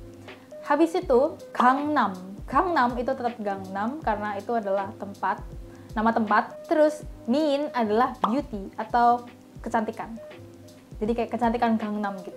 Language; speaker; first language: Indonesian; native; Indonesian